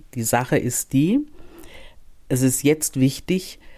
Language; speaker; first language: German; native; German